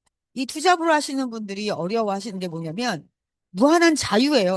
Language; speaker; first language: Korean; native; Korean